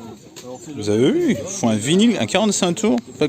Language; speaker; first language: French; native; French